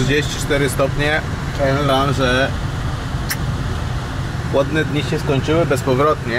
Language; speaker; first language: Polish; native; Polish